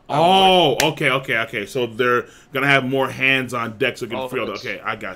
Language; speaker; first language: English; native; English